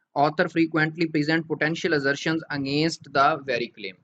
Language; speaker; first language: English; non-native, local second language; Urdu